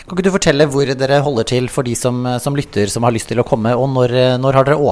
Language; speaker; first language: Norwegian; native; Norwegian